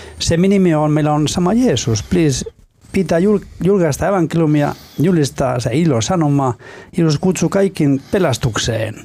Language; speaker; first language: Finnish; non-native, fluent; Spanish